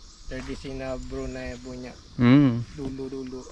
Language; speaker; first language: Malay; native; Malay